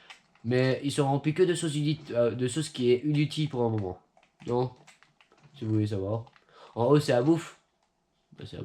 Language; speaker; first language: French; native; French